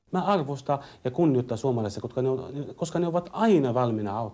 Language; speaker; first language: Finnish; non-native, learner; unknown